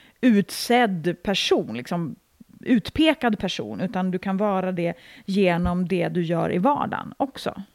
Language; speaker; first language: Swedish; native; Swedish